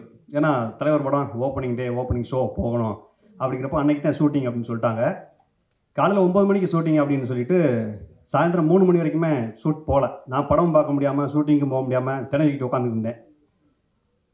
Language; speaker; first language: Tamil; native; Tamil